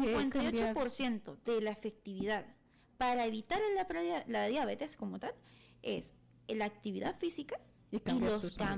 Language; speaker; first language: Spanish; native; Spanish